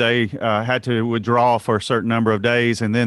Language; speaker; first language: English; native; English